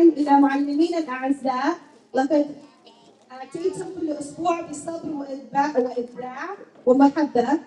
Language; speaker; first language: Arabic; early bilingual, heritage; Arabic